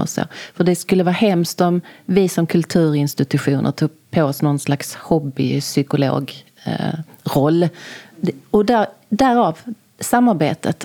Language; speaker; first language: Swedish; native; Swedish